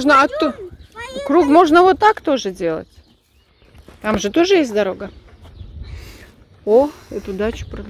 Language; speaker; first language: Russian; native; Russian